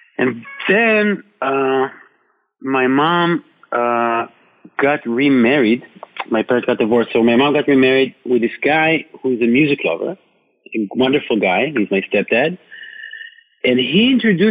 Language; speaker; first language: English; non-native, fluent; Hebrew